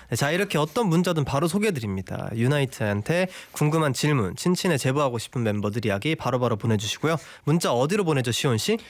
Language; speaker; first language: Korean; native; Korean